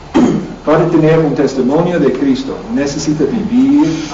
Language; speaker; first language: Spanish; non-native, learner; English